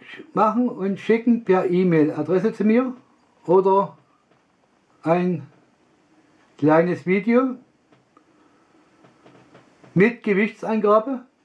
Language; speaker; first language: German; non-native, learner; Russian